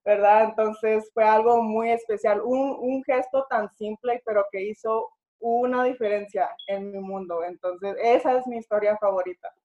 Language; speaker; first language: Spanish; early bilingual, other home language; English